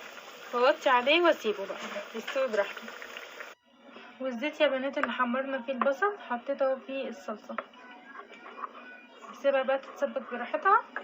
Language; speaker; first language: Arabic; native; Arabic